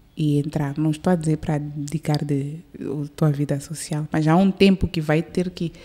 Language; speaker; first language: Portuguese; early bilingual, heritage; Portuguese